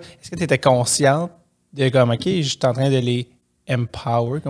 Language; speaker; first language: French; native; French